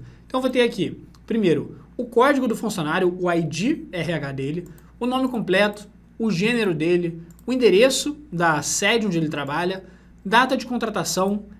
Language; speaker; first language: Portuguese; native; Portuguese